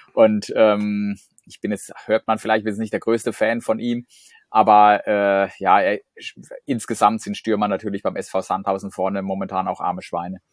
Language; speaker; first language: German; native; German